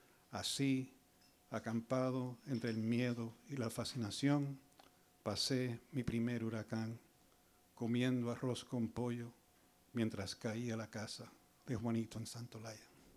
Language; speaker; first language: Spanish; early bilingual, heritage; Spanish